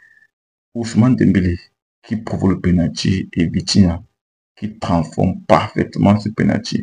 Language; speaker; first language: French; native; French